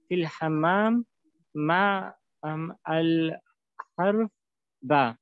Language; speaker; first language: Arabic; non-native, learner; German